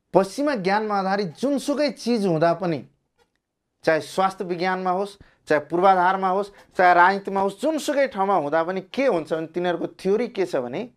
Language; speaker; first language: Nepali; non-native, local second language; Maithili